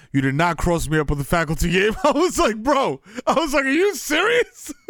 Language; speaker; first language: English; early bilingual, other home language; Spanish